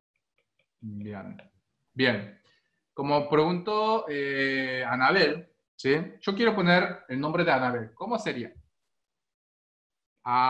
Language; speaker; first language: Spanish; non-native, fluent; Korean